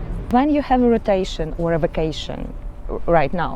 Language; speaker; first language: English; non-native, learner; Ukrainian